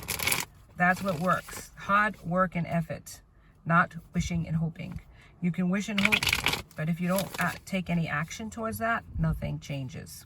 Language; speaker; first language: English; native; English